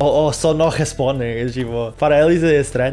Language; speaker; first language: Portuguese; non-native, fluent; English